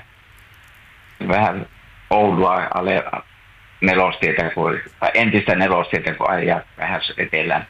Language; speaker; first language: Finnish; native; Finnish